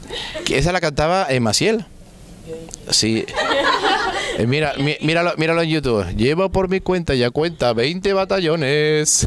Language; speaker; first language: Spanish; native; Spanish